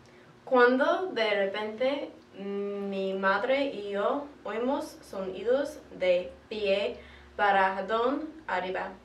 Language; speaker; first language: Spanish; non-native, learner; English